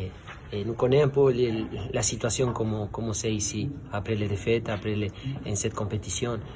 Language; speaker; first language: French; non-native, fluent; Spanish